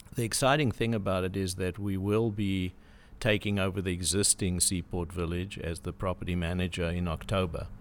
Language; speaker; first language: English; native; English